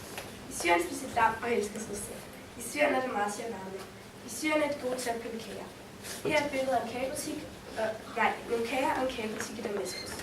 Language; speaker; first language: Danish; early bilingual, heritage; Danish